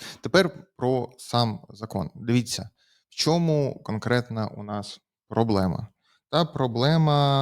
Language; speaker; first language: Ukrainian; native; Ukrainian